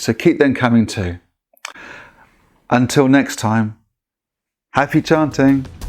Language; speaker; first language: English; native; English